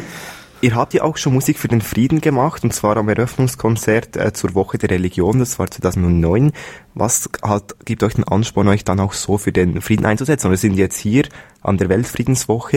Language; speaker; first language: German; native; German